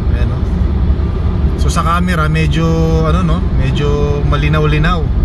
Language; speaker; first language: Filipino; native; Filipino